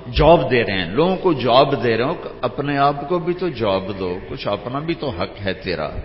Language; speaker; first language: Urdu; native; Urdu